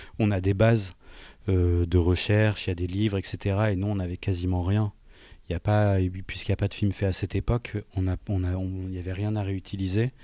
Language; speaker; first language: French; native; French